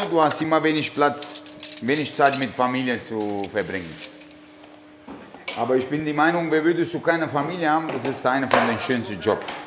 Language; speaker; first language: German; non-native, fluent; Italian